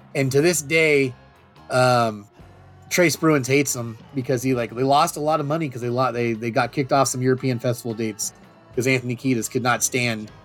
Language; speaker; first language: English; native; English